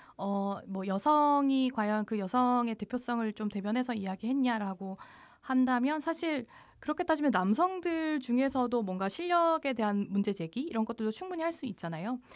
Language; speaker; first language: Korean; native; Korean